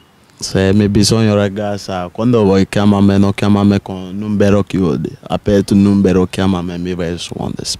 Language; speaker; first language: Italian; non-native, learner; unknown